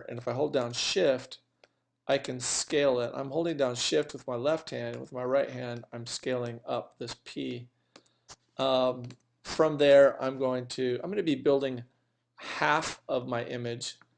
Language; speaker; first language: English; native; English